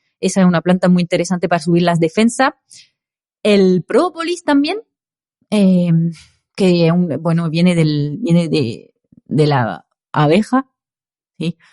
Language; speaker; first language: Spanish; non-native, fluent; French